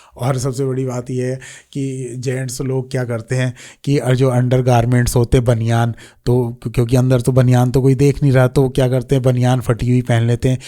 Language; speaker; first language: Hindi; native; Hindi